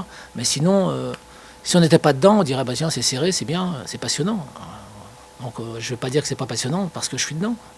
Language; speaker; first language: French; native; French